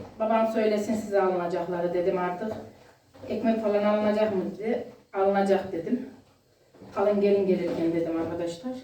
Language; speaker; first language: Turkish; native; Turkish